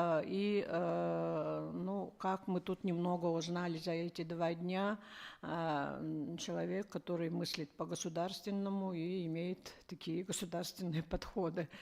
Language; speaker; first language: Russian; native; Russian